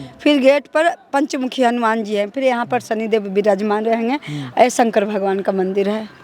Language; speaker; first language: Hindi; native; Hindi